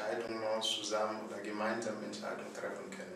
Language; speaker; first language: German; non-native, fluent; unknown